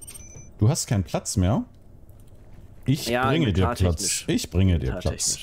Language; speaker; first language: German; native; German